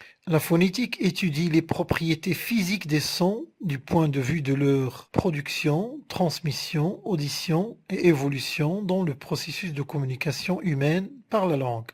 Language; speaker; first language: French; non-native, local second language; Arabic